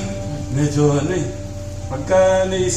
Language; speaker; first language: Filipino; native; Filipino